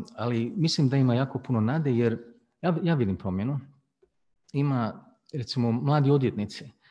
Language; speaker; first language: Bosnian; early bilingual, heritage; Croatian